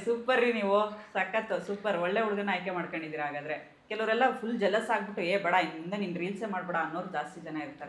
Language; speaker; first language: Kannada; native; Kannada